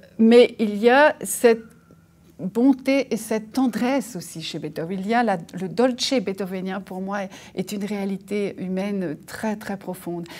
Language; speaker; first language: French; native; French